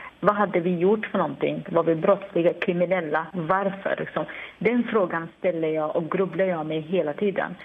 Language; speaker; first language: Swedish; non-native, learner; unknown